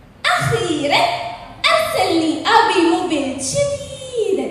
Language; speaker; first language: Arabic; non-native, learner; Malayalam